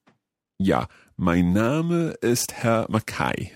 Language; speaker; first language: German; non-native, learner; English